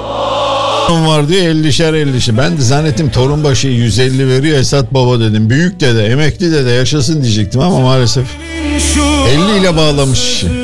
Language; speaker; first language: Turkish; native; Turkish